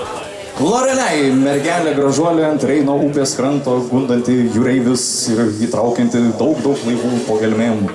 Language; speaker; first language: Lithuanian; native; Lithuanian